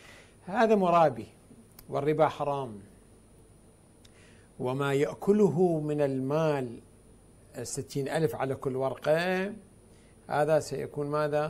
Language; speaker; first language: Arabic; native; Arabic